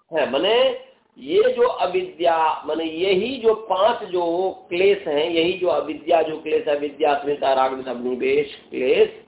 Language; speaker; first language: Hindi; native; Hindi